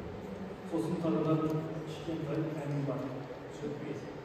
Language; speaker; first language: Kazakh; early bilingual, heritage; Kazakh